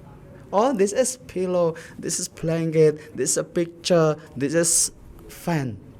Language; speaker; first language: English; non-native, learner; Indonesian